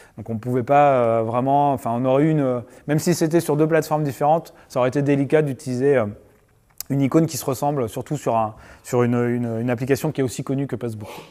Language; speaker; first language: French; native; French